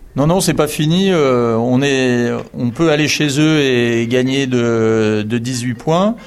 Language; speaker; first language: French; native; French